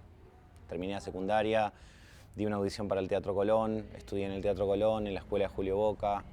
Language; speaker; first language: Spanish; native; Spanish